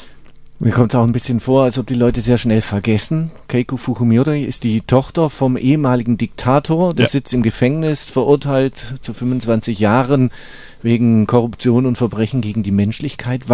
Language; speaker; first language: German; native; German